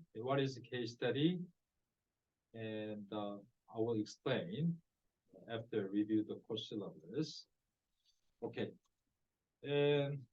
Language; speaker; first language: English; non-native, fluent; Korean